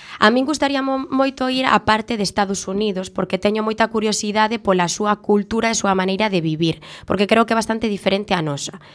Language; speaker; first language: Galician; native; Galician